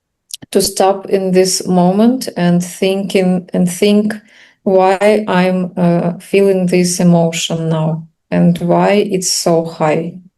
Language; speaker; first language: English; non-native, learner; Russian